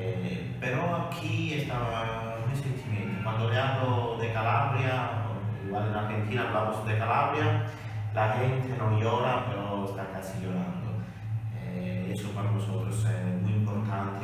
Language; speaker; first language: Spanish; non-native, learner; Italian